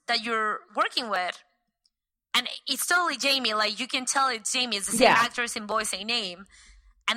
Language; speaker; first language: English; non-native, fluent; Spanish